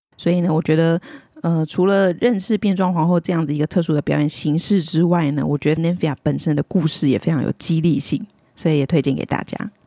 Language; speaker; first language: Chinese; native; Chinese